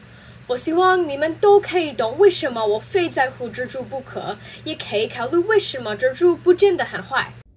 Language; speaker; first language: Chinese; non-native, learner; English